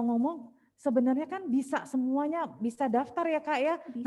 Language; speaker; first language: Indonesian; native; Indonesian